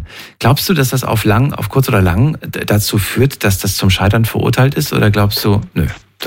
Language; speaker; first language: German; native; German